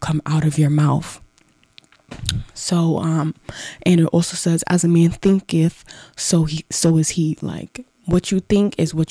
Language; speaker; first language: English; native; English